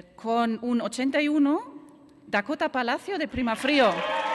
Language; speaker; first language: Spanish; native; Spanish